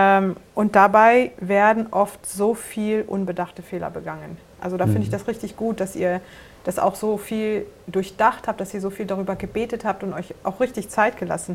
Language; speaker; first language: German; native; German